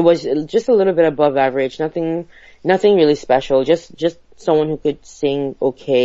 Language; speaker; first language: English; non-native, local second language; Igbo